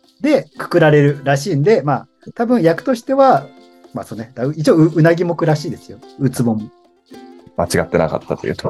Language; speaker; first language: Japanese; native; Japanese